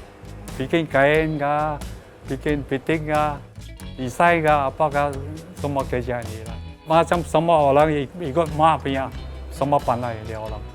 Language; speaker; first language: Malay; non-native, local second language; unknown